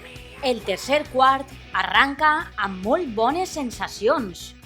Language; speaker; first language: Catalan; native; Catalan